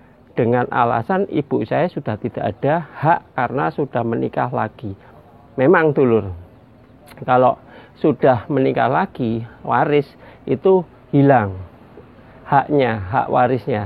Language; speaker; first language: Indonesian; native; Indonesian